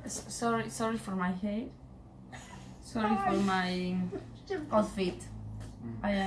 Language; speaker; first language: English; non-native, learner; Spanish